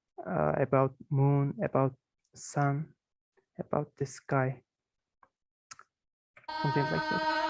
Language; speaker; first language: English; non-native, fluent; Mongolian